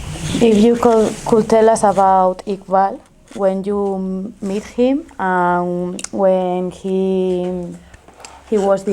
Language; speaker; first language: English; non-native, learner; Spanish